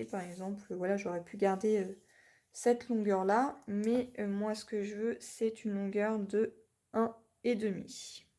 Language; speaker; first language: French; native; French